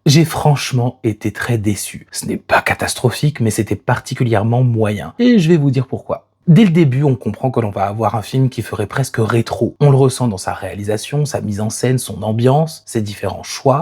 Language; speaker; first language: French; native; French